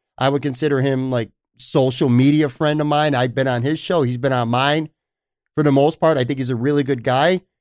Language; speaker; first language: English; native; English